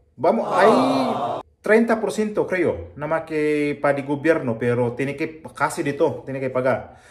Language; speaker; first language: Spanish; non-native, learner; Filipino